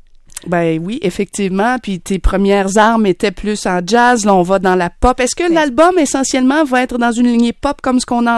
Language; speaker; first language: French; native; French